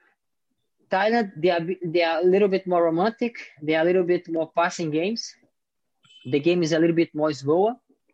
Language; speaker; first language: English; non-native, fluent; Portuguese